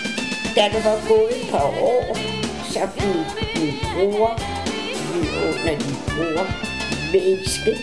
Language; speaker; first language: Danish; early bilingual, other home language; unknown